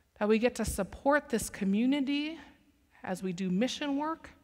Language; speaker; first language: English; native; English